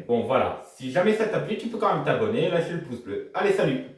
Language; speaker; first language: French; native; French